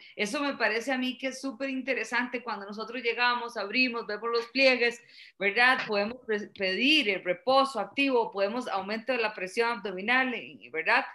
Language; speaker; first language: Spanish; native; Spanish